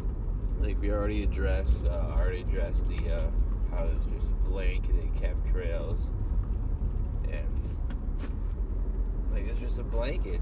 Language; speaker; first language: English; native; English